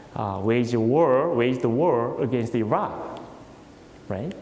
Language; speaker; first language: English; non-native, fluent; Korean